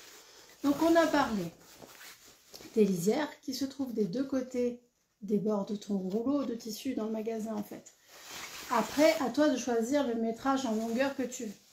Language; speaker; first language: French; native; French